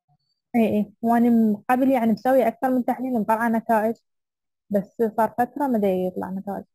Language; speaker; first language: Arabic; native; Arabic